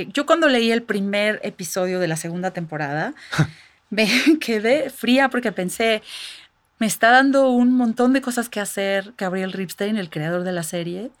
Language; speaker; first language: Spanish; native; Spanish